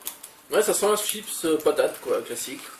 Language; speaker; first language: French; native; French